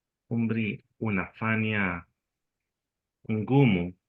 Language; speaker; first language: Swahili; non-native, learner; Spanish